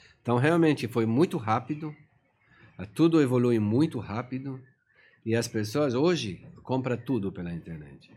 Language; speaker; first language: Portuguese; non-native, fluent; Persian